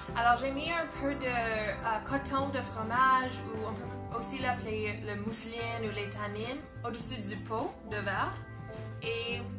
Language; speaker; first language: French; non-native, fluent; English